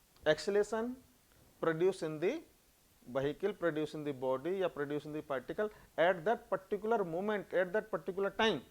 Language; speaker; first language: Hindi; native; Hindi